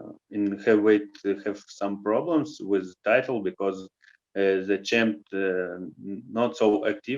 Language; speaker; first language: English; non-native, learner; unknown